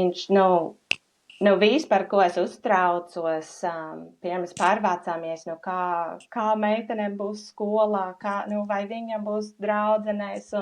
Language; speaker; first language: Latvian; non-native, fluent; English